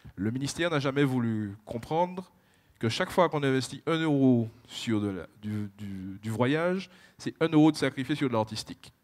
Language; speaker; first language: French; native; French